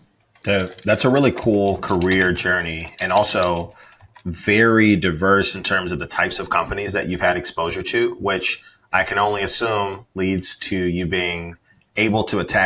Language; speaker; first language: English; native; English